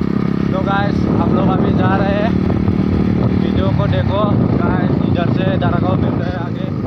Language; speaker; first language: Hindi; non-native, local second language; Assamese